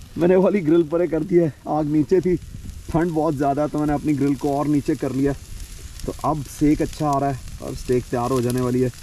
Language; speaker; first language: Urdu; non-native, local second language; Punjabi